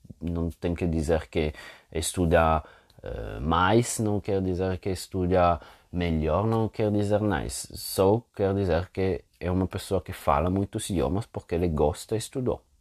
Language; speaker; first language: Portuguese; non-native, fluent; Italian